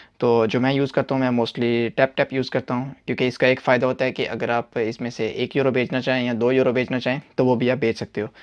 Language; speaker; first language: Hindi; non-native, local second language; Punjabi